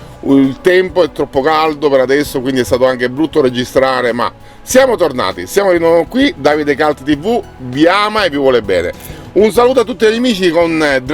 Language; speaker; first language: Italian; native; Italian